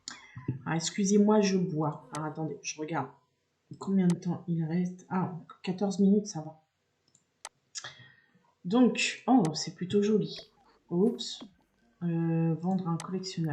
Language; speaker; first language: French; native; French